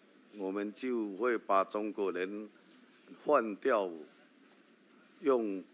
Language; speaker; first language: Chinese; early bilingual, heritage; Chinese